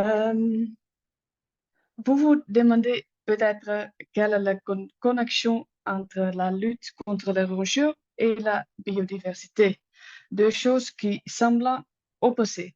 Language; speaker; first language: French; non-native, learner; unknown